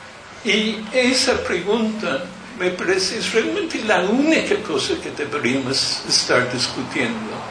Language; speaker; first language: Spanish; non-native, fluent; English